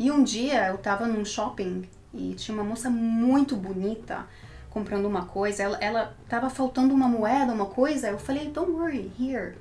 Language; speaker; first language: Portuguese; early bilingual, heritage; Portuguese